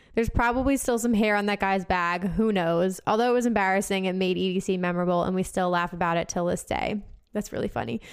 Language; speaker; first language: English; native; English